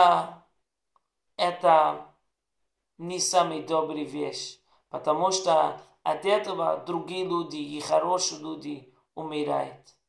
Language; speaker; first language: Russian; non-native, learner; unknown